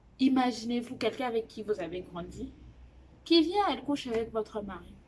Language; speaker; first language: French; non-native, local second language; Lingala